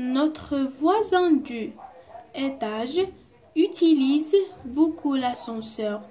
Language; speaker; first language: French; non-native, local second language; Arabic